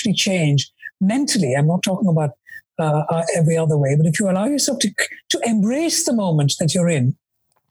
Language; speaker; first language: English; non-native, local second language; Malayalam